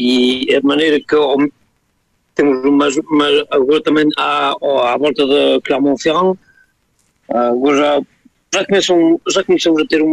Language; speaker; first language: Portuguese; early bilingual, heritage; Portuguese